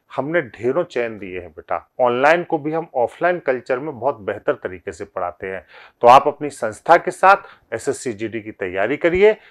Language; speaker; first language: Hindi; native; Hindi